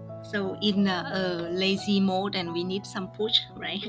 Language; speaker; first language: English; non-native, fluent; Vietnamese